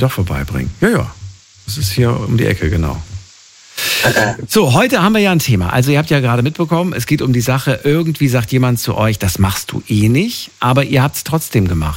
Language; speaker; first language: German; native; German